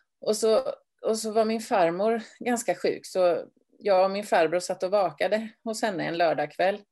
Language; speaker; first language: Swedish; native; Swedish